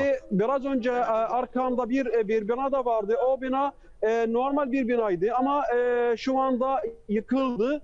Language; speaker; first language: Turkish; non-native, fluent; Arabic